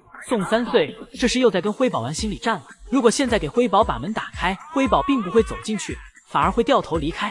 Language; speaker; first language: Chinese; native; Chinese